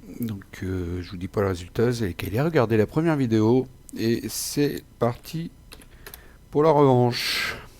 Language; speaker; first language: French; native; French